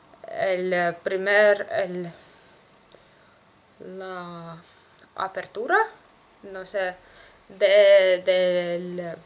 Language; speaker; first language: Spanish; non-native, learner; Russian